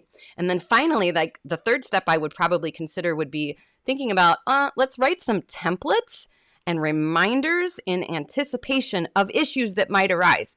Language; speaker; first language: English; native; English